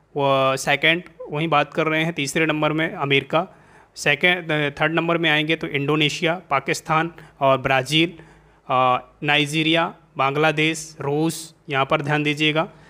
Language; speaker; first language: Hindi; native; Hindi